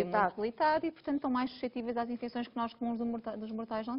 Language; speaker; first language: Portuguese; native; Portuguese